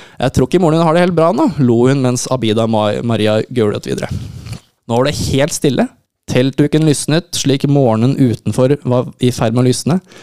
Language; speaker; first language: Norwegian; native; Norwegian